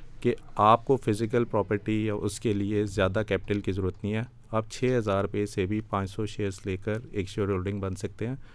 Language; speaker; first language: Urdu; native; Urdu